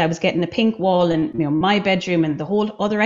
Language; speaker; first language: English; native; English